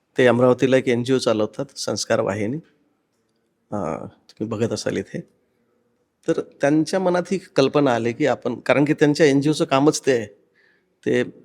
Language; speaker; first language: Marathi; native; Marathi